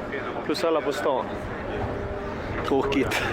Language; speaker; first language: Swedish; native; Swedish